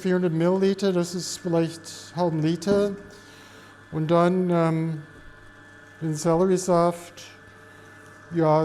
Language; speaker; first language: German; non-native, fluent; English